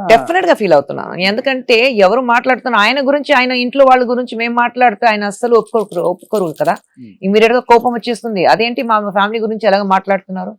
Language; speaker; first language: Telugu; non-native, fluent; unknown